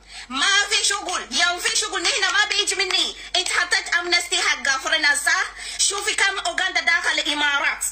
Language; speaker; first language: Arabic; non-native, learner; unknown